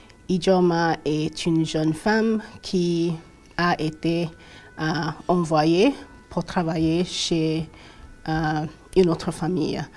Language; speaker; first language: French; non-native, fluent; English